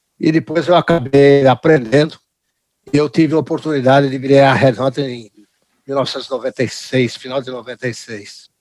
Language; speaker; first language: Portuguese; early bilingual, other home language; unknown